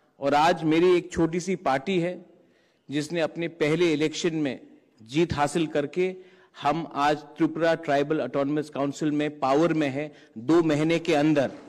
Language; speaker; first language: Hindi; non-native, local second language; Kok Borok